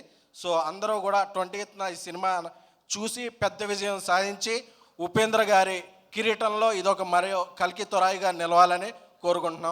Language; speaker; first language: Telugu; native; Telugu